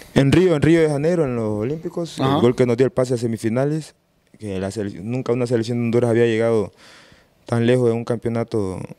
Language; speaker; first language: Spanish; native; Spanish